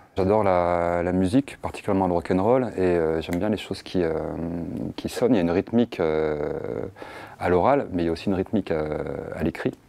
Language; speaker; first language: French; native; French